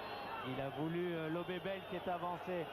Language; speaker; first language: French; native; French